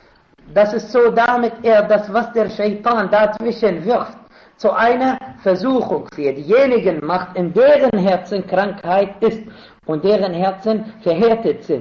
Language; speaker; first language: German; non-native, fluent; Arabic